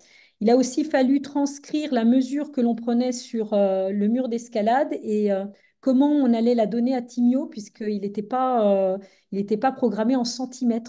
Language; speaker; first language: French; native; French